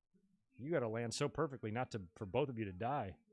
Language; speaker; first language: English; native; English